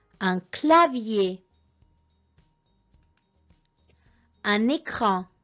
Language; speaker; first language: French; non-native, fluent; English